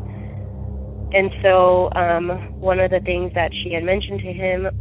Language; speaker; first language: English; native; English